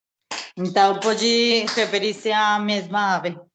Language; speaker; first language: Portuguese; non-native, learner; Spanish